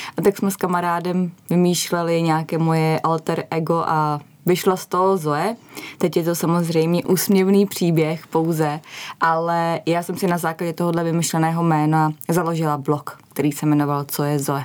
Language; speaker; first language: Czech; native; Czech